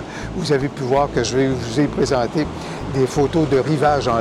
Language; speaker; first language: French; native; French